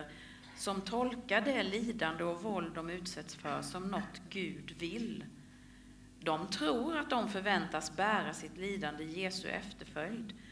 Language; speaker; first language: Swedish; native; Swedish